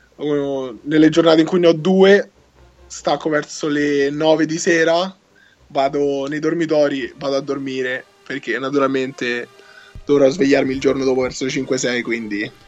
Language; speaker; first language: Italian; native; Italian